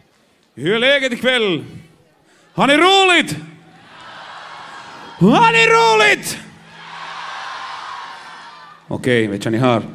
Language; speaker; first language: Swedish; non-native, local second language; Finnish